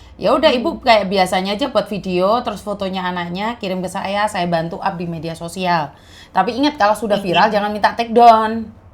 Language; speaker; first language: Indonesian; native; Indonesian